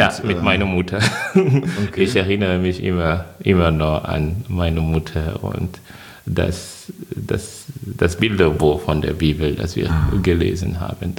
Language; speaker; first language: German; non-native, fluent; French